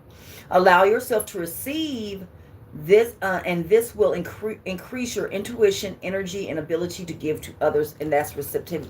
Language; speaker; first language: English; native; English